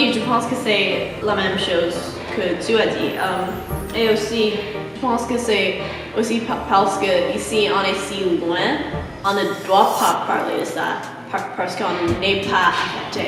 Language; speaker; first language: French; non-native, learner; English